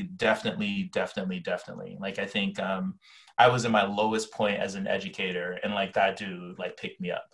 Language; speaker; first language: English; native; English